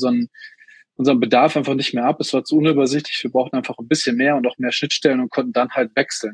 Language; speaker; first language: German; native; German